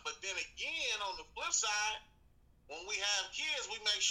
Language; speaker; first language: English; native; English